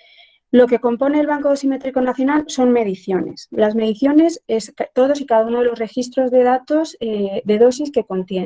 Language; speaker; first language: Spanish; native; Spanish